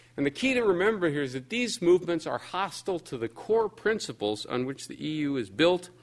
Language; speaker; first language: English; native; English